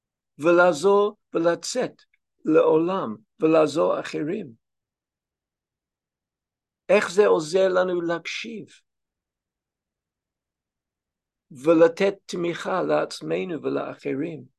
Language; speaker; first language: Hebrew; non-native, fluent; English